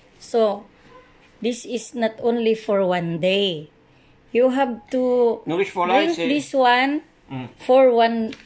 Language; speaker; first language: English; non-native, learner; Filipino